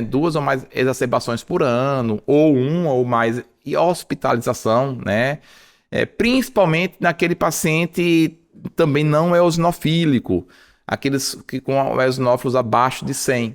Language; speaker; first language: Portuguese; native; Portuguese